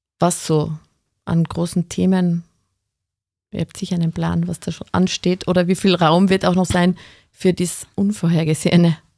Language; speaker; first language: German; native; German